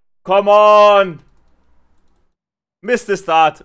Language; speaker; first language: English; non-native, fluent; German